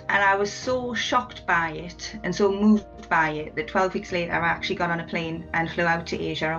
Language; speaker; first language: English; native; English